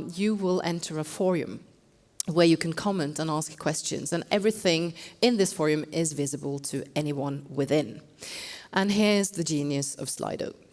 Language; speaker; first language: English; non-native, fluent; Norwegian